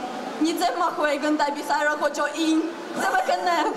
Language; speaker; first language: Chinese; non-native, fluent; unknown